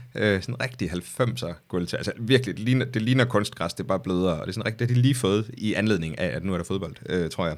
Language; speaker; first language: Danish; native; Danish